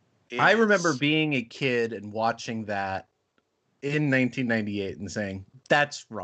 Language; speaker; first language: English; native; English